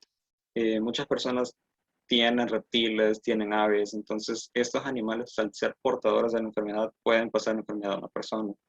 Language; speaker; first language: Spanish; native; Spanish